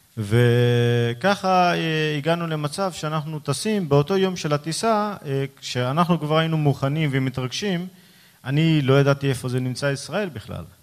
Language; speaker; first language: Hebrew; early bilingual, other home language; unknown